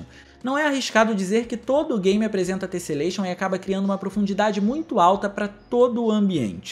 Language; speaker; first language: Portuguese; native; Portuguese